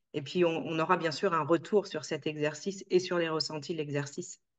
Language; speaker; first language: French; native; French